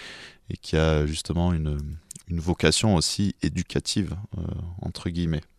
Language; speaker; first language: French; native; French